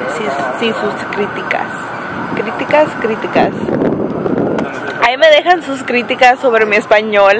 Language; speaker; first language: Spanish; early bilingual, heritage; Spanish